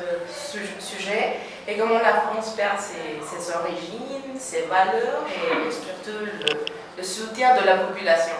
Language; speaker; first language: French; non-native, learner; Spanish